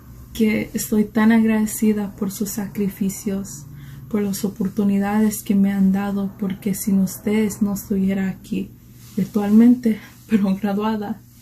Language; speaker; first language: Spanish; early bilingual, heritage; Spanish